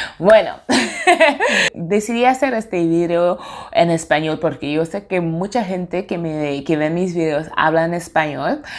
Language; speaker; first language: Spanish; non-native, fluent; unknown